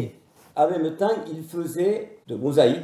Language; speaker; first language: French; native; French